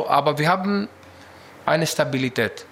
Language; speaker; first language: German; non-native, learner; Greek